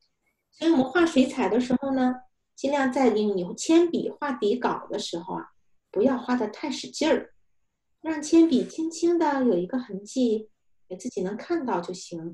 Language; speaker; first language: Chinese; native; Chinese